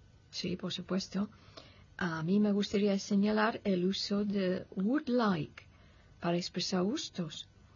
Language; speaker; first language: Spanish; native; Spanish